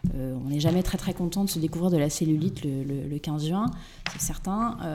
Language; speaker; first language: French; native; French